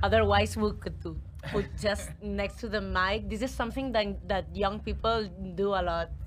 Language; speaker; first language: English; non-native, fluent; Spanish